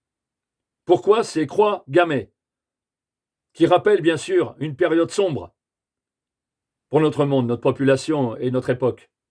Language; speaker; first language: French; native; French